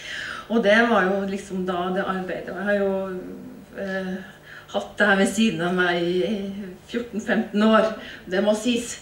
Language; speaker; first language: Norwegian; native; Norwegian